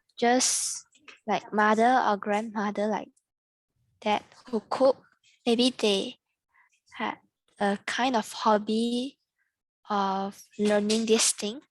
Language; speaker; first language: English; non-native, learner; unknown